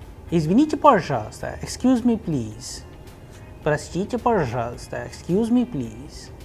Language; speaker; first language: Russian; non-native, fluent; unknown